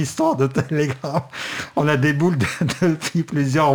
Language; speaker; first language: French; non-native, fluent; Russian